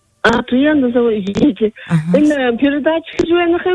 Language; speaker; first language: Russian; non-native, local second language; Buriat